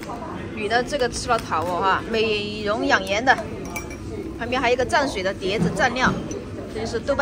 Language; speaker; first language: Chinese; native; Chinese